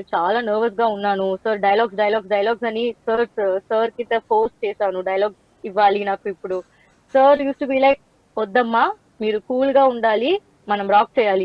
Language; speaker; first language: Telugu; non-native, learner; Tamil